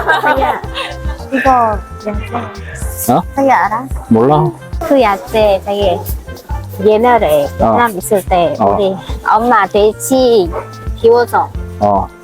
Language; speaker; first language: Korean; non-native, learner; Vietnamese